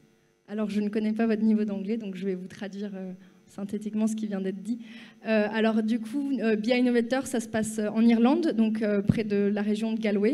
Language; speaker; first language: French; native; French